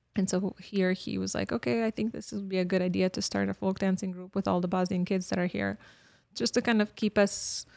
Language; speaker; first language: English; early bilingual, other home language; Bosnian